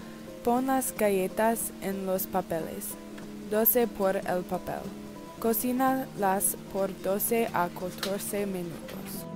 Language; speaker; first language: Spanish; non-native, learner; English